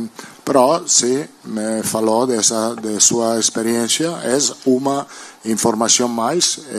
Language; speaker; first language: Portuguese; non-native, learner; Italian